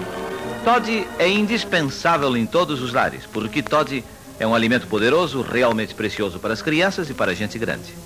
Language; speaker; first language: Portuguese; native; Portuguese